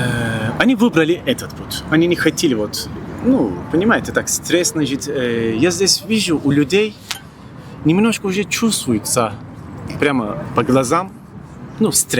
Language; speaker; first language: Russian; non-native, learner; Turkish